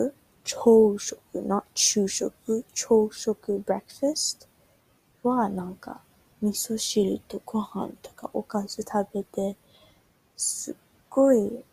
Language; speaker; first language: Japanese; early bilingual, heritage; Japanese